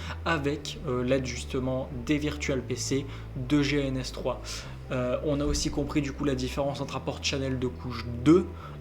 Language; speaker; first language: French; native; French